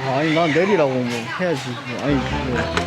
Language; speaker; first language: Korean; native; Korean